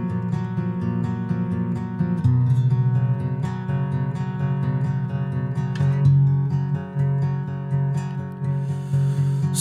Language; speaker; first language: English; non-native, local second language; Filipino